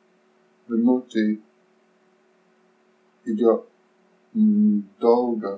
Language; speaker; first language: Russian; non-native, fluent; English